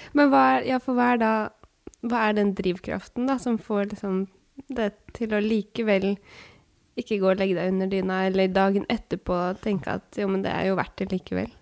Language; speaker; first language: Norwegian; native; Norwegian